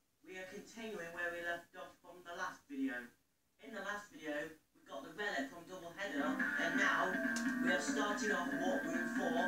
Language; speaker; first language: English; native; English